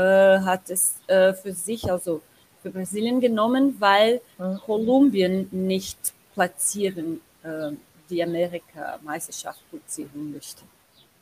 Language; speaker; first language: German; non-native, learner; Portuguese